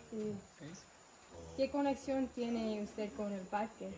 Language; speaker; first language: Spanish; non-native, learner; English